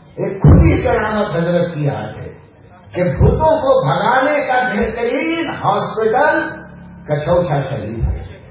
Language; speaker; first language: Urdu; native; Urdu